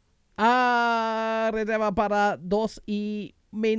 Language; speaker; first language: Spanish; non-native, learner; German